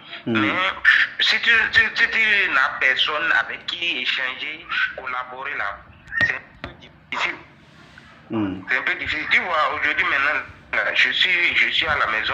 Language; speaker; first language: French; non-native, local second language; Fon